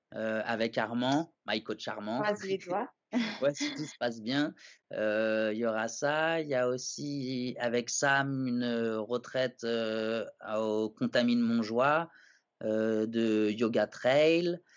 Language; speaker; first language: French; native; French